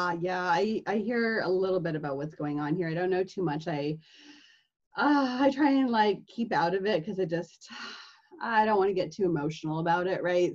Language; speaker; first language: English; native; English